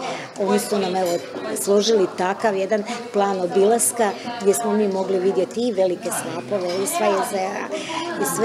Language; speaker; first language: Croatian; native; Croatian